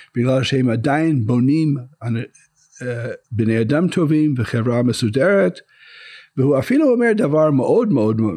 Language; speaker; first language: Hebrew; non-native, fluent; English